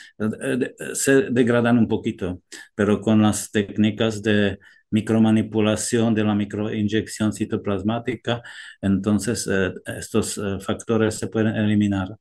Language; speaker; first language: Spanish; non-native, fluent; Czech